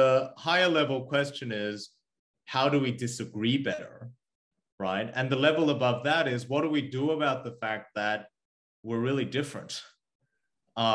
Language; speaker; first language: English; early bilingual, other home language; Korean